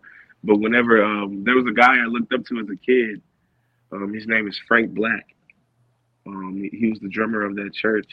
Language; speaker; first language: English; native; English